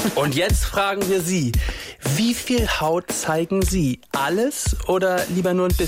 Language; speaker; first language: German; native; German